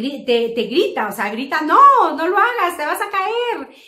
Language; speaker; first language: Spanish; native; Spanish